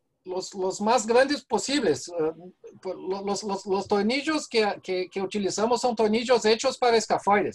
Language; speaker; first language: Spanish; non-native, fluent; Portuguese